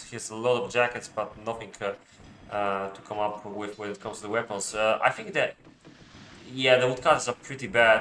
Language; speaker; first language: English; non-native, fluent; Polish